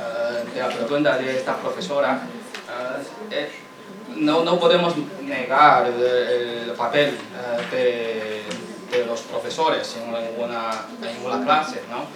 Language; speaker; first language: Spanish; non-native, fluent; Chinese